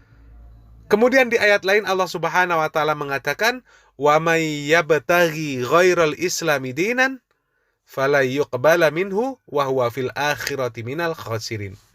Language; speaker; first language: Indonesian; native; Indonesian